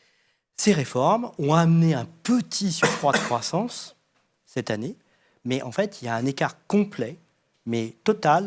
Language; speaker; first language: French; native; French